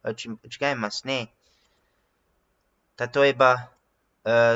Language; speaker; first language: Japanese; non-native, learner; English